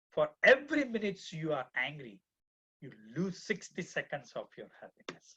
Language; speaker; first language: English; non-native, local second language; Gujarati